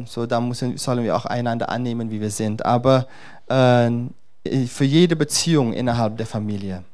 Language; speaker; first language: German; non-native, fluent; Dutch